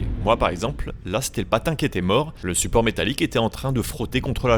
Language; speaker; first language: French; native; French